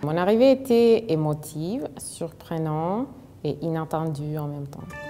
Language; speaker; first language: French; non-native, fluent; Spanish